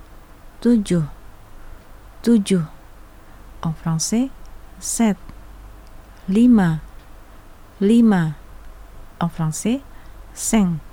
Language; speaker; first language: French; non-native, fluent; Indonesian